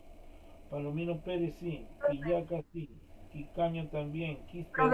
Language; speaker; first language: Spanish; native; Spanish